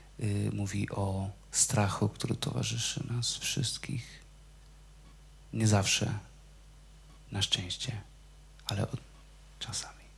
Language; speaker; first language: Polish; non-native, fluent; Portuguese